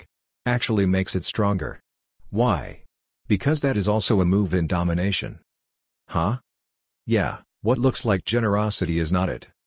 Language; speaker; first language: English; non-native, fluent; Hungarian